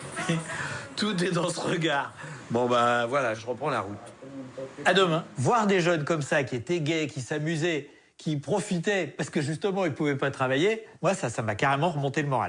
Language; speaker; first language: French; native; French